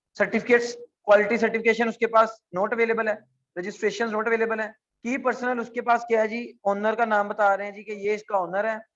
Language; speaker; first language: Urdu; non-native, local second language; Punjabi